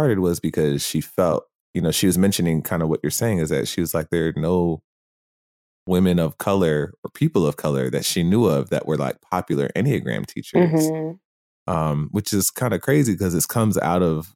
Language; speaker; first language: English; native; English